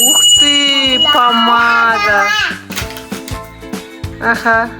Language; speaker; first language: Russian; non-native, local second language; Kazakh